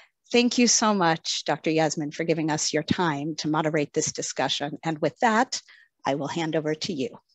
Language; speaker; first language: English; native; English